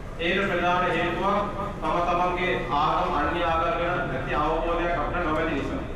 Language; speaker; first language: Sinhala; non-native, local second language; Tamil